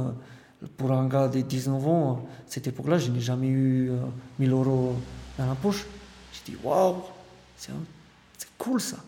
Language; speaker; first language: French; non-native, fluent; Romanian